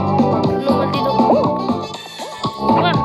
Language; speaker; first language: Spanish; native; Spanish